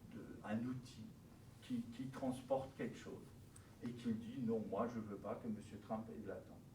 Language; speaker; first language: French; non-native, fluent; German